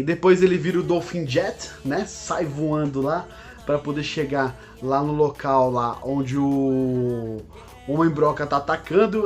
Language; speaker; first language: Portuguese; native; Portuguese